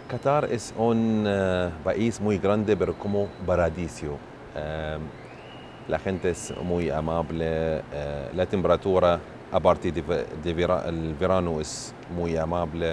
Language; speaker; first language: Spanish; non-native, learner; Arabic